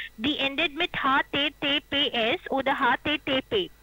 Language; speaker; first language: German; non-native, learner; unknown